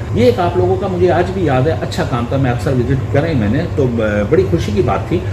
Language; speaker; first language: Urdu; native; Urdu